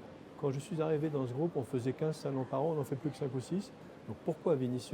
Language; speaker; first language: French; native; French